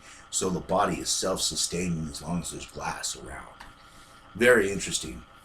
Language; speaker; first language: English; native; English